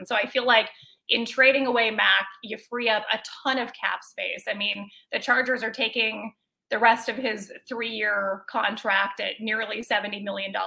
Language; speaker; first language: English; native; English